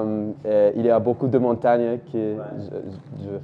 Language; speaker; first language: French; non-native, learner; English